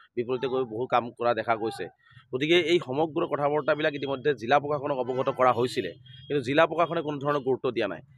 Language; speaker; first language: Assamese; non-native, local second language; Bangla